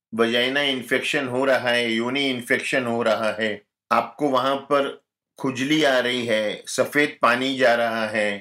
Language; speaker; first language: Hindi; non-native, local second language; Gujarati